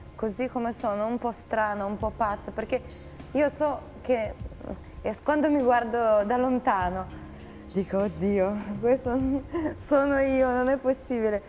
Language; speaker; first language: Italian; non-native, fluent; Russian